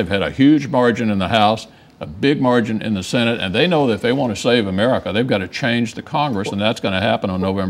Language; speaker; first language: English; native; English